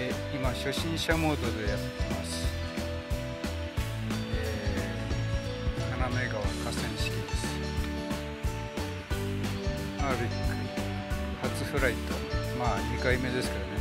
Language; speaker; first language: Japanese; native; Japanese